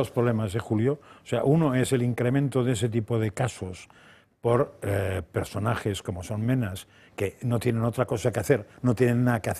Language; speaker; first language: Spanish; native; Spanish